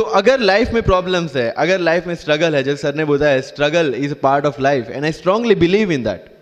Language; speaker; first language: Hindi; non-native, local second language; Gujarati